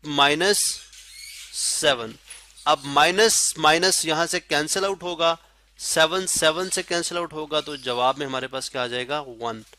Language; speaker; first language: Urdu; non-native, local second language; Pashto